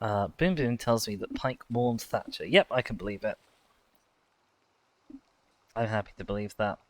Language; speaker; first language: English; native; English